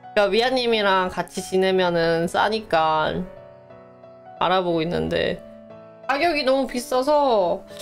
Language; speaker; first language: Korean; early bilingual, heritage; Korean